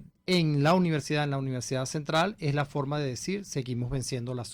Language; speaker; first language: Spanish; native; Spanish